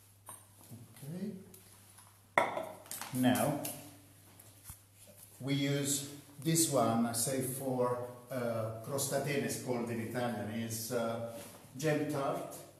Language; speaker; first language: English; non-native, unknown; Italian